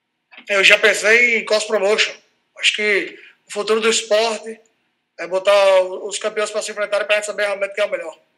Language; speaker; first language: Portuguese; native; Portuguese